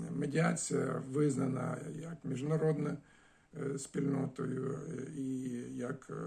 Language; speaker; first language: Ukrainian; native; Ukrainian